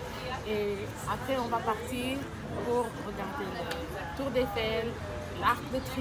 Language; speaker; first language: French; non-native, learner; English